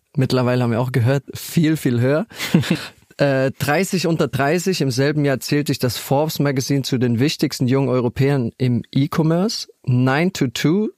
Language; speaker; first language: German; native; German